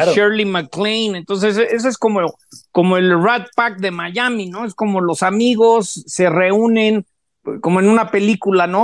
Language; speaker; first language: Spanish; native; Spanish